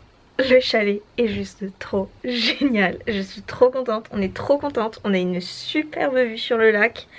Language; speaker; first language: French; native; French